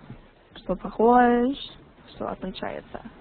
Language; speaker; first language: Russian; non-native, learner; English